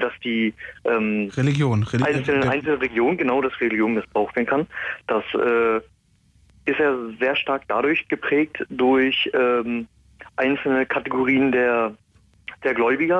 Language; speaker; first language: German; native; German